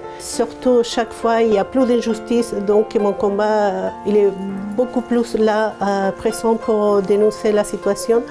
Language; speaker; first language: French; non-native, fluent; Spanish